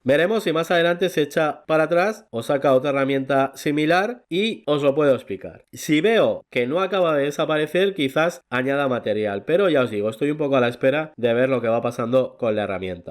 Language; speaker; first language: Spanish; native; Spanish